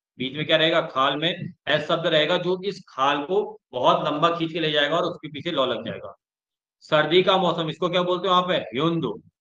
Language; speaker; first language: Hindi; native; Hindi